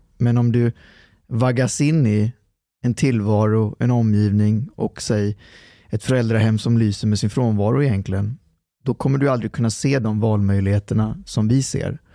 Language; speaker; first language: Swedish; early bilingual, other home language; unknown